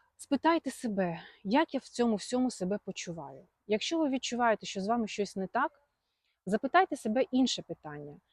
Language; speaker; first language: Ukrainian; non-native, local second language; Russian